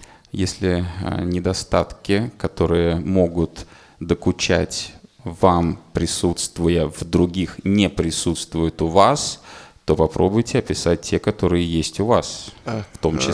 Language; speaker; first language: Russian; native; Russian